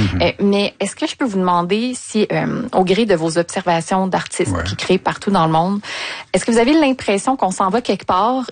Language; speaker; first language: French; native; French